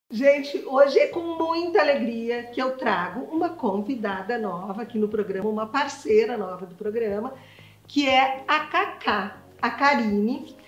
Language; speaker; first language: Portuguese; native; Portuguese